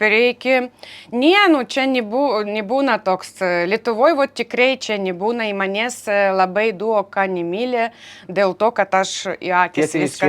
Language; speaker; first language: Lithuanian; non-native, learner; Ukrainian